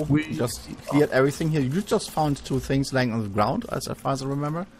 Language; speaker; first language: English; non-native, fluent; German